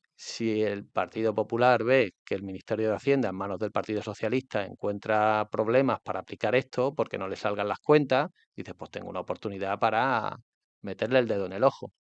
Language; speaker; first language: Spanish; native; Spanish